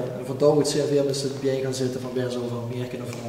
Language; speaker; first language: Dutch; native; Dutch